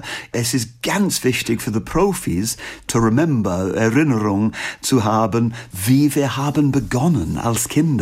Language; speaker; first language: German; non-native, fluent; English